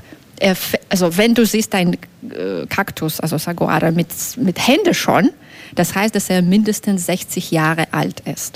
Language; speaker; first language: German; non-native, fluent; Belarusian